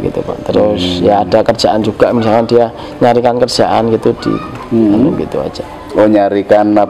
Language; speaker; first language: Indonesian; native; Indonesian